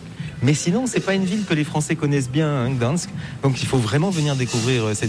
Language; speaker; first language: French; native; French